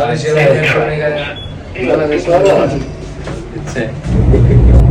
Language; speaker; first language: Hindi; non-native, local second language; Malayalam